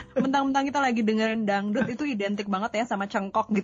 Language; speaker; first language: Indonesian; native; Indonesian